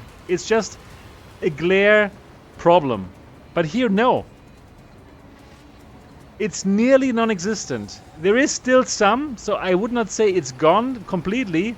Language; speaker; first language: English; non-native, fluent; German